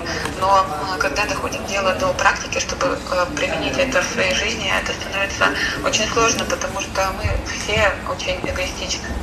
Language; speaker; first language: Russian; native; Russian